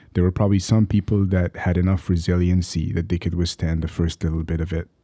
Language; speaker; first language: English; early bilingual, other home language; Arabic